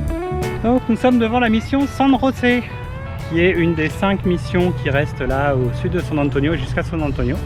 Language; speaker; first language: French; native; French